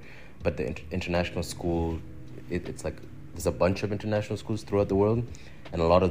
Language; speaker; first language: English; non-native, local second language; Swahili